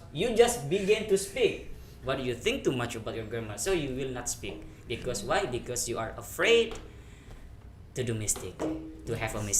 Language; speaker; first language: English; non-native, fluent; Indonesian